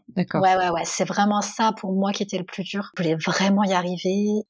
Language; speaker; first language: French; native; French